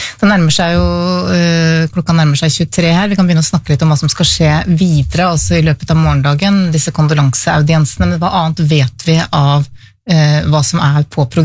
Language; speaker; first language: Norwegian; native; Norwegian